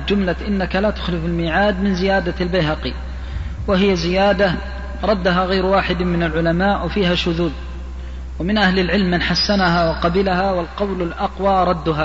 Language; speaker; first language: Arabic; native; Arabic